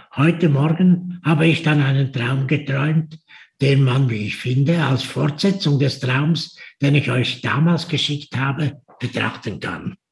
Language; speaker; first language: German; native; German